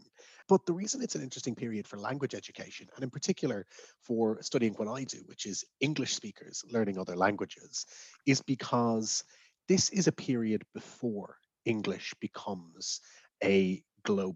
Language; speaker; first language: English; native; English